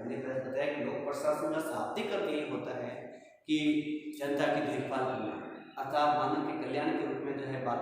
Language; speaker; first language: Hindi; native; Hindi